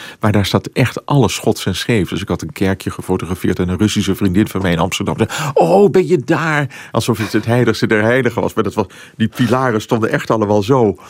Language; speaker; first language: Dutch; native; Dutch